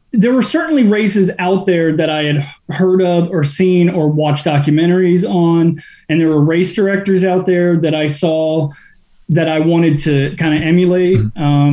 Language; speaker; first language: English; native; English